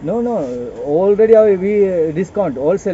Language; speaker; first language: English; non-native, learner; Tamil